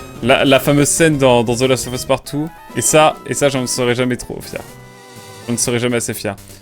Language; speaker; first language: French; native; French